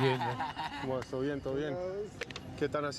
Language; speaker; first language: Spanish; early bilingual, heritage; English